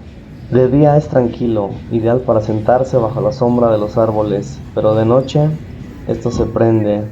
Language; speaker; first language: Spanish; native; Spanish